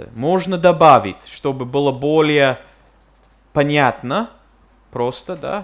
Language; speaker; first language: Russian; non-native, fluent; English